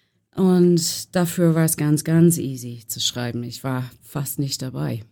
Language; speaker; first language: German; non-native, learner; English